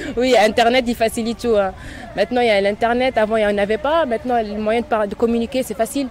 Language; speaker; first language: French; non-native, local second language; Arabic